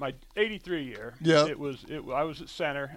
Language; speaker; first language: English; native; English